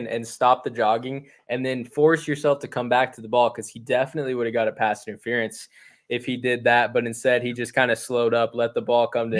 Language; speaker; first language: English; native; English